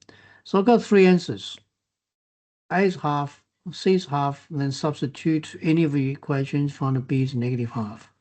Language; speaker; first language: English; non-native, fluent; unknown